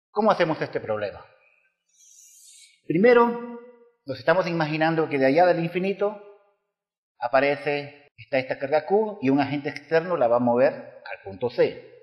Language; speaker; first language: Spanish; native; Spanish